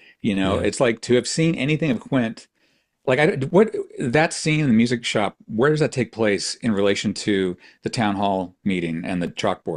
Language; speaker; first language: English; native; English